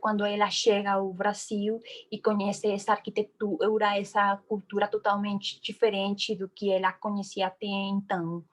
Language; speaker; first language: Portuguese; non-native, fluent; Spanish